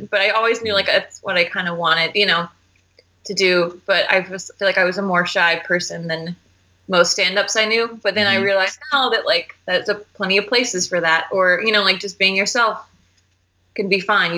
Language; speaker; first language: English; native; English